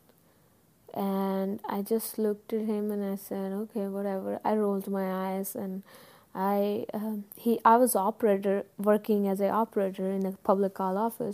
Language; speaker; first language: English; non-native, local second language; Punjabi